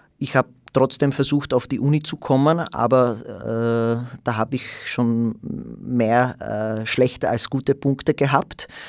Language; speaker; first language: German; non-native, fluent; Slovak